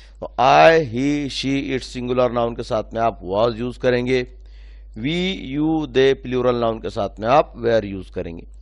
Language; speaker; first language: Urdu; native; Urdu